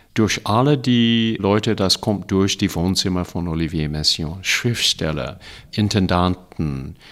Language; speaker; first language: German; non-native, fluent; English